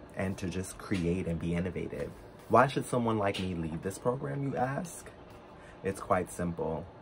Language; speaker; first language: English; native; English